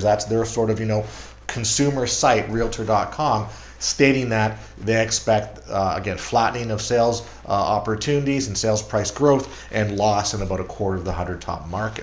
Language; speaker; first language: English; native; English